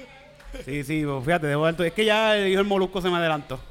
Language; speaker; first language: Spanish; native; Spanish